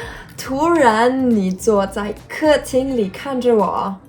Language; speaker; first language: Chinese; non-native, learner; German